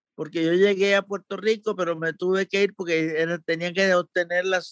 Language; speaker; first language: Spanish; native; Spanish